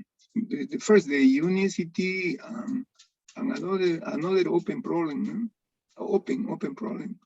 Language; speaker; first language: English; non-native, learner; Spanish